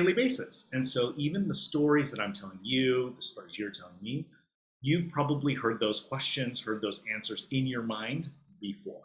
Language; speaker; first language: English; native; English